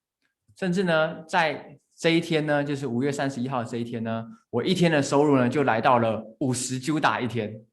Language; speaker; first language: Chinese; native; Chinese